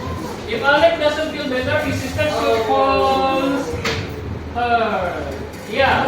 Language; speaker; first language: English; non-native, fluent; Indonesian